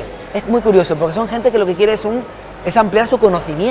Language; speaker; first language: Spanish; native; Spanish